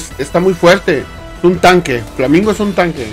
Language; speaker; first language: Spanish; native; Spanish